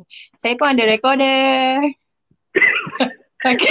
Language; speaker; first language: Malay; native; Malay